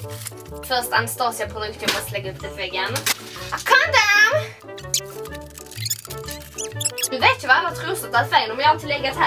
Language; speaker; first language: Swedish; native; Swedish